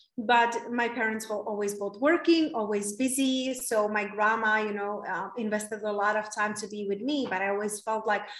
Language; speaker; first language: English; non-native, fluent; Czech